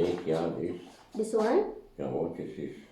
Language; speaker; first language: English; non-native, learner; Croatian